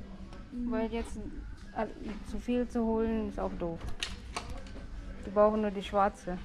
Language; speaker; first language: German; non-native, learner; Filipino